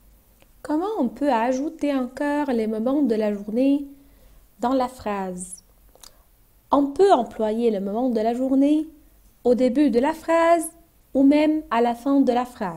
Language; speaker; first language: French; non-native, fluent; Arabic